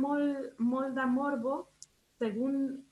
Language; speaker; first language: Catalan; non-native, learner; Spanish